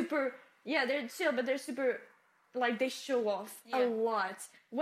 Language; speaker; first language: English; non-native, fluent; French